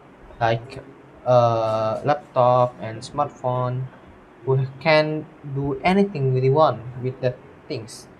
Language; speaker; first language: English; non-native, learner; Indonesian